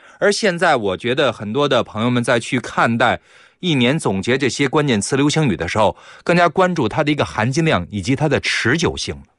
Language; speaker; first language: Chinese; native; Chinese